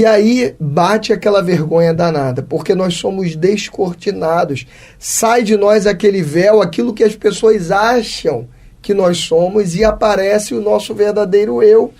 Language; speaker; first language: Portuguese; native; Portuguese